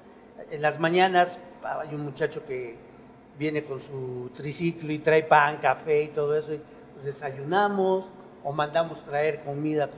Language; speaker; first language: Spanish; native; Spanish